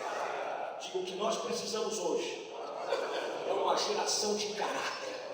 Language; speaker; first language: Portuguese; native; Portuguese